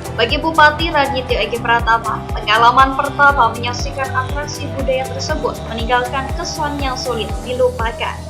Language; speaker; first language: Indonesian; native; Indonesian